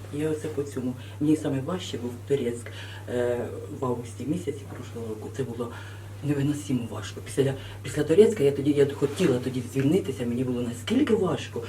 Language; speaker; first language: Ukrainian; native; Ukrainian